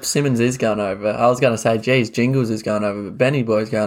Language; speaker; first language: English; native; English